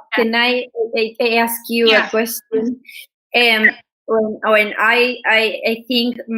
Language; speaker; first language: English; non-native, learner; Spanish